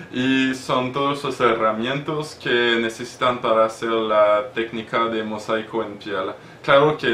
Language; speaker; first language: Spanish; non-native, learner; French